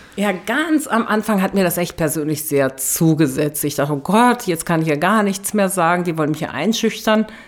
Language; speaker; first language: German; early bilingual, other home language; Turkish